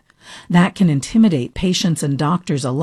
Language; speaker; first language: English; native; English